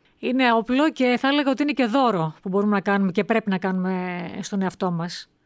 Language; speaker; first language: Greek; native; Greek